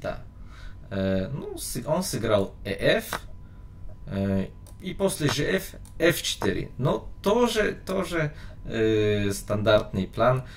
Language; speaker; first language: Russian; non-native, learner; Polish